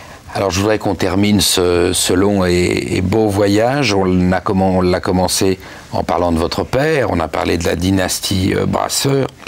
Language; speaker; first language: French; native; French